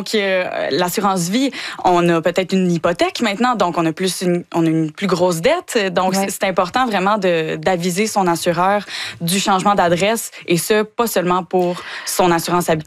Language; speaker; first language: French; native; French